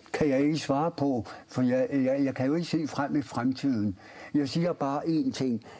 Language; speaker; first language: Danish; early bilingual, other home language; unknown